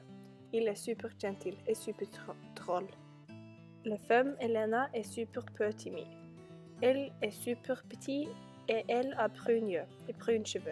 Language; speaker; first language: French; non-native, learner; Norwegian